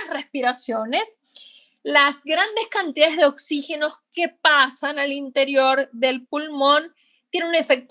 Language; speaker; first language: Spanish; native; Spanish